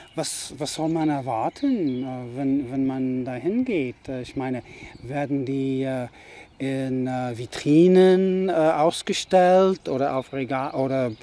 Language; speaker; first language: German; non-native, fluent; English